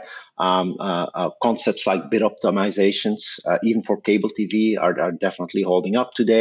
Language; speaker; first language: English; non-native, fluent; Dutch